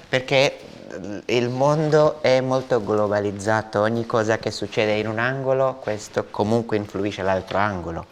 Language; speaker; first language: Italian; non-native, fluent; Persian